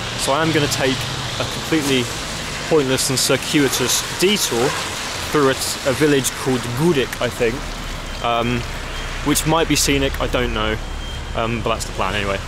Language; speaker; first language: English; native; English